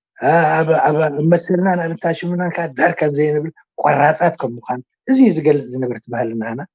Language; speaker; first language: Tigrinya; non-native, local second language; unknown